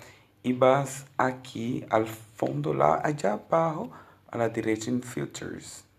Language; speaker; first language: Spanish; non-native, local second language; Portuguese